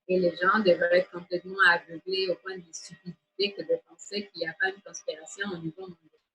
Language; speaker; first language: French; native; French